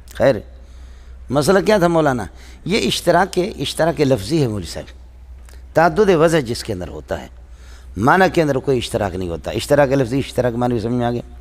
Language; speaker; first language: Urdu; non-native, local second language; Baluchi